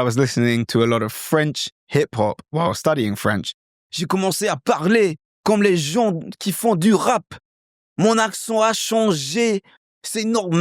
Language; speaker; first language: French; non-native, fluent; English